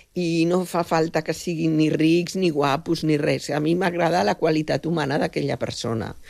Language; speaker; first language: Catalan; non-native, local second language; Spanish